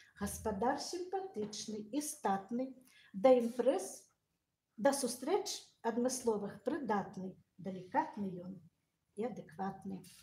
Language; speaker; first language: Belarusian; native; Belarusian